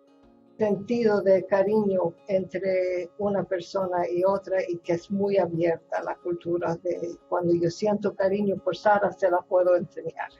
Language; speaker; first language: Spanish; non-native, fluent; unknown